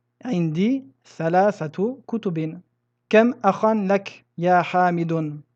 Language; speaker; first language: Arabic; non-native, fluent; French